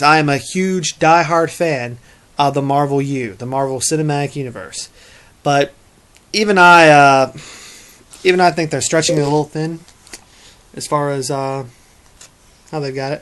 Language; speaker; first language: English; native; English